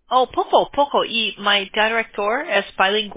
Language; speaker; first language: Spanish; non-native, learner; English